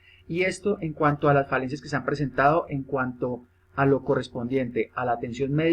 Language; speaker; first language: Spanish; native; Spanish